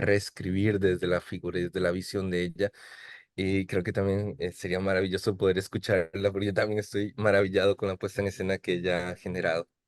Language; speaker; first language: Spanish; native; Spanish